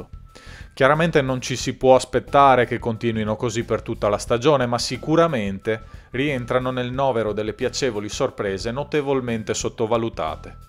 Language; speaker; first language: Italian; native; Italian